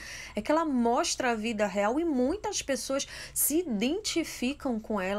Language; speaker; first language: Portuguese; native; Portuguese